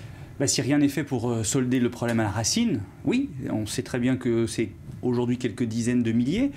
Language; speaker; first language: French; native; French